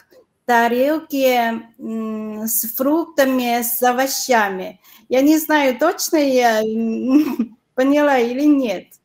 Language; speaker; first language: Russian; non-native, fluent; Chinese